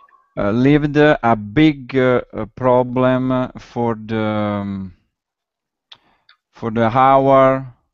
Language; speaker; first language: English; non-native, learner; Italian